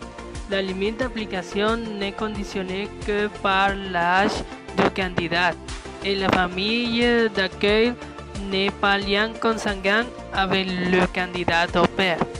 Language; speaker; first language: French; non-native, learner; Spanish